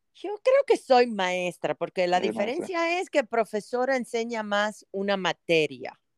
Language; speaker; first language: Spanish; native; Spanish